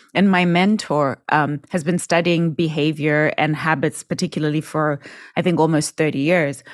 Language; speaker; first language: English; non-native, local second language; Shona